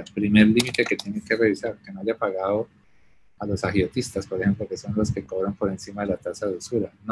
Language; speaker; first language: Spanish; native; Spanish